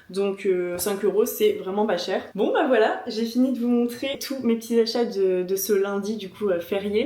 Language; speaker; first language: French; native; French